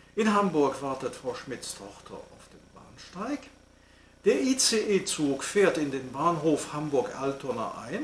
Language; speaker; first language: German; non-native, fluent; French